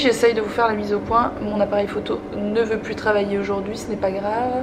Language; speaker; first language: French; native; French